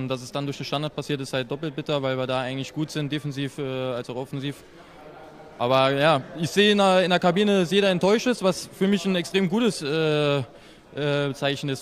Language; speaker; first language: German; native; German